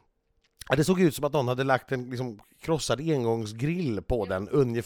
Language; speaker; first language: Swedish; native; Swedish